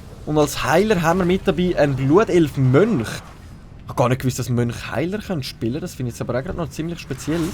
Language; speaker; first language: German; native; German